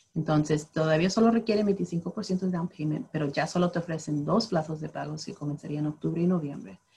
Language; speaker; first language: Spanish; early bilingual, heritage; Spanish